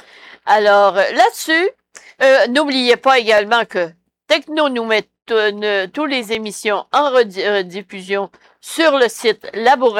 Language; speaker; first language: French; native; French